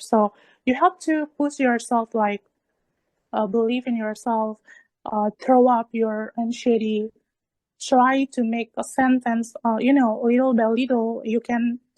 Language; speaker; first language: English; non-native, learner; Indonesian